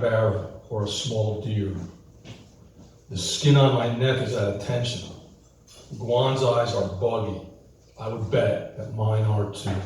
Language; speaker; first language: English; native; English